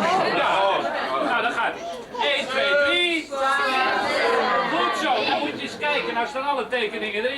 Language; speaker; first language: Dutch; native; Dutch